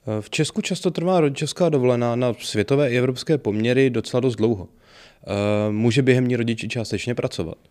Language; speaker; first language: Czech; native; Czech